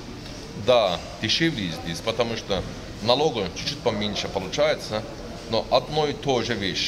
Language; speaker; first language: Russian; non-native, learner; Turkish